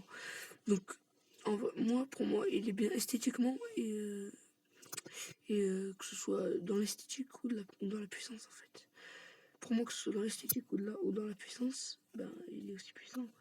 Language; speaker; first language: French; native; French